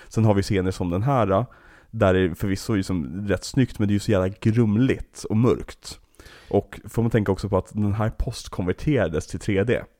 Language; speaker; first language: Swedish; native; Swedish